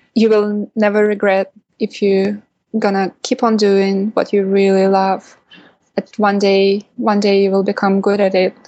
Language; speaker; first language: English; non-native, fluent; Russian